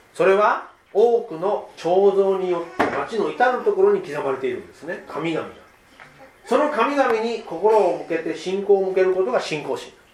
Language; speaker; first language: Japanese; native; Japanese